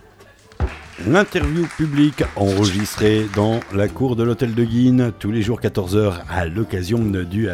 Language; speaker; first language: French; native; French